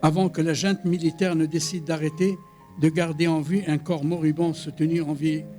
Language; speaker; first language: French; non-native, local second language; Arabic